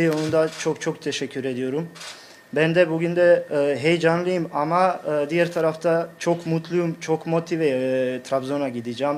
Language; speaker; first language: Turkish; non-native, fluent; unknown